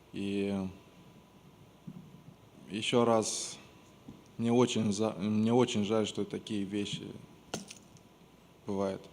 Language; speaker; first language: Russian; non-native, local second language; Romanian